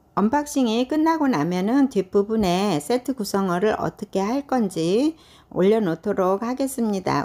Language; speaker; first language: Korean; native; Korean